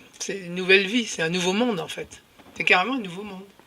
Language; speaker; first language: French; native; French